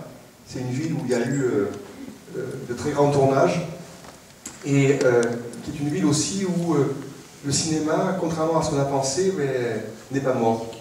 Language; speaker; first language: French; native; French